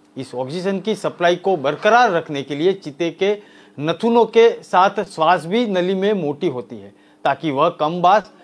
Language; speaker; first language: Hindi; non-native, local second language; Gujarati